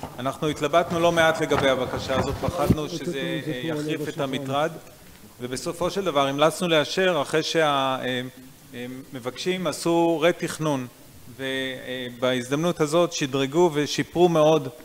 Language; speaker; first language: Hebrew; native; Hebrew